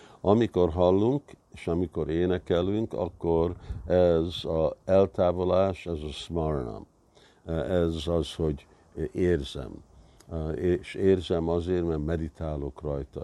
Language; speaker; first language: Hungarian; early bilingual, heritage; Hungarian